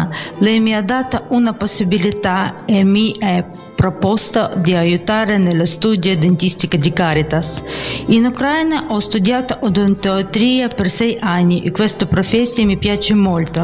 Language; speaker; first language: Italian; non-native, learner; Ukrainian